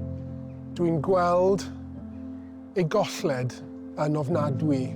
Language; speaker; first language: Welsh; non-native, local second language; English